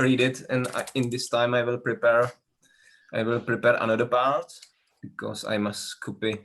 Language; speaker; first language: English; non-native, learner; Czech